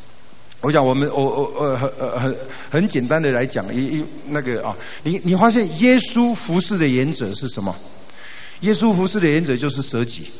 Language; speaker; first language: Chinese; native; Chinese